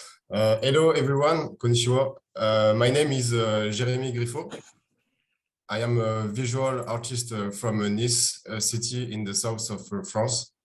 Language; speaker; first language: English; non-native, fluent; French